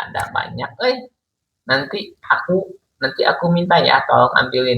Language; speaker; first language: Indonesian; non-native, local second language; Sundanese